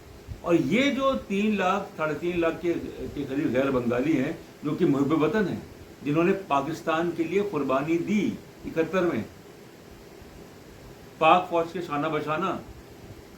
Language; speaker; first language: Urdu; native; Urdu